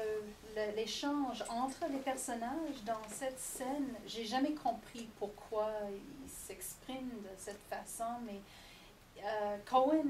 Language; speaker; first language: French; non-native, fluent; English